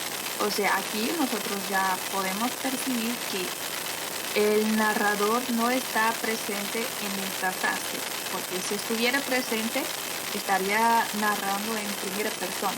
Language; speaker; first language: Spanish; non-native, fluent; Portuguese